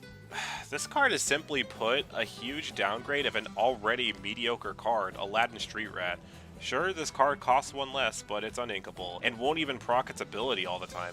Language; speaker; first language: English; native; English